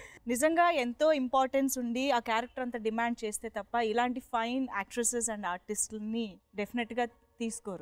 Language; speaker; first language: Telugu; native; Telugu